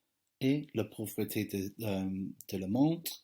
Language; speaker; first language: French; non-native, fluent; English